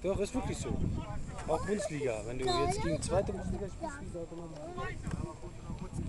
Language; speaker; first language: German; native; German